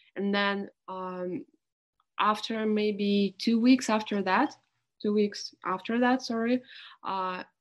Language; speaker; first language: English; non-native, fluent; Russian